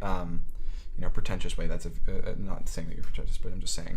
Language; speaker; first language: English; native; English